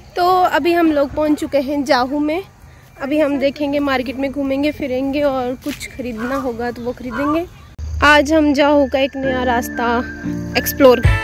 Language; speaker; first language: Hindi; native; Hindi